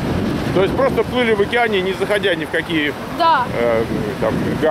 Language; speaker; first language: Russian; native; Russian